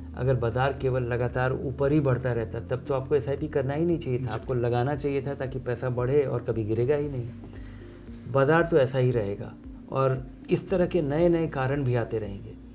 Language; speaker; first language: Hindi; native; Hindi